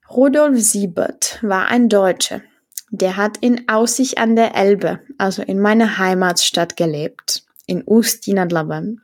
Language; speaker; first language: German; non-native, fluent; Czech